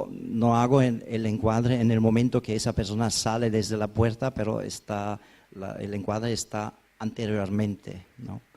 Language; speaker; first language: Spanish; non-native, fluent; German